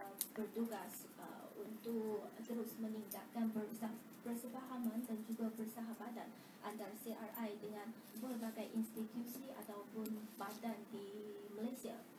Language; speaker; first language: Malay; non-native, fluent; Chinese